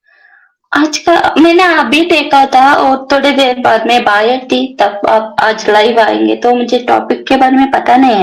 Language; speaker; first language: Hindi; non-native, local second language; Kannada